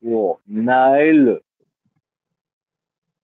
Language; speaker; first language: Chinese; non-native, learner; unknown